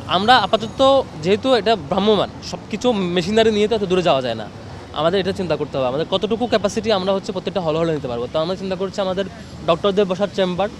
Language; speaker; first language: Bangla; native; Bangla